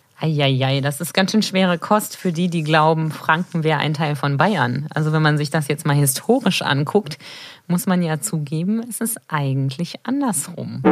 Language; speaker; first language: German; native; German